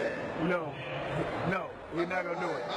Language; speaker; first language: English; native; English